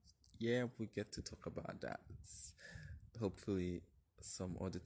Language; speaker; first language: English; non-native, local second language; Yoruba